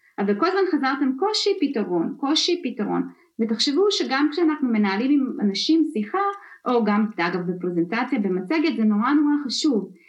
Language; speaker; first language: Hebrew; early bilingual, other home language; Russian